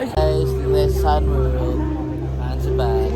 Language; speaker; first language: English; non-native, fluent; Filipino